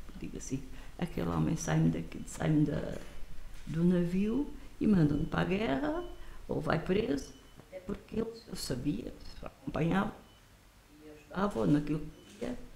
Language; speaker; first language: Portuguese; non-native, local second language; Kabuverdianu